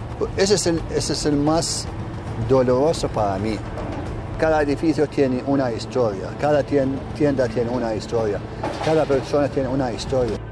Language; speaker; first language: Spanish; non-native, fluent; Arabic